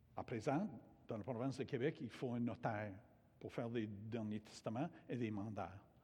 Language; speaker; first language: French; non-native, fluent; English